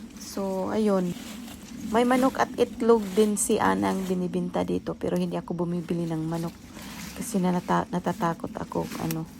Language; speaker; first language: Filipino; non-native, local second language; Cebuano